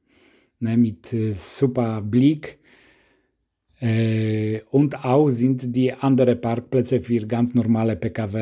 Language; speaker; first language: German; non-native, learner; Polish